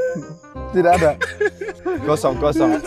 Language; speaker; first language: Indonesian; non-native, learner; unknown